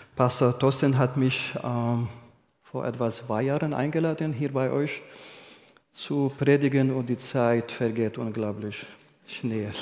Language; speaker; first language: German; non-native, fluent; Arabic